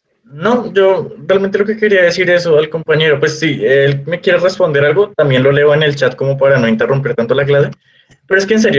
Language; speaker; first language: Spanish; native; Spanish